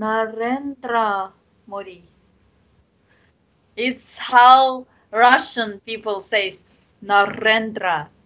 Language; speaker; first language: English; non-native, learner; Bashkir